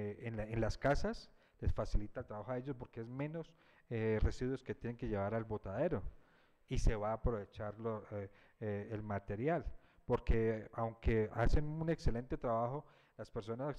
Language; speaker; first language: Spanish; native; Spanish